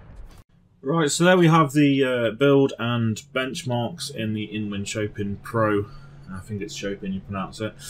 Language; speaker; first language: English; native; English